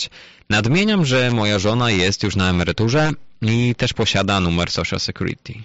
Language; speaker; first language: Polish; native; Polish